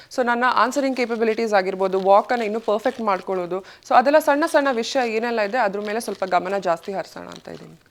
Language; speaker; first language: Kannada; native; Kannada